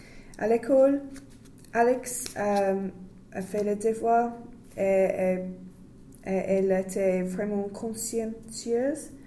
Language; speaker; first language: French; non-native, learner; English